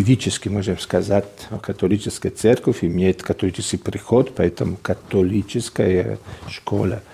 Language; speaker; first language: Russian; non-native, fluent; Italian